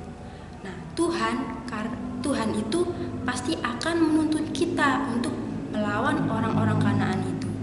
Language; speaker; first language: Indonesian; native; Indonesian